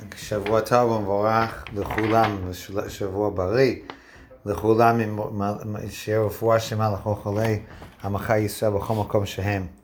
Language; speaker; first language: Hebrew; non-native, fluent; English